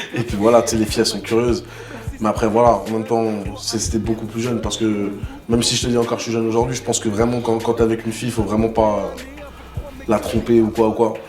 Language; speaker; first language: French; native; French